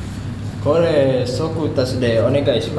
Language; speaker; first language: Japanese; non-native, learner; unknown